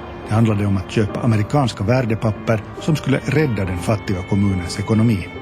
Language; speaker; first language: Swedish; native; Swedish